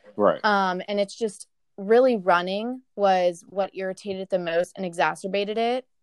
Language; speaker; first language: English; native; English